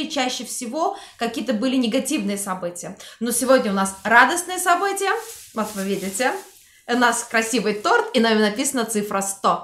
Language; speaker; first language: Russian; native; Russian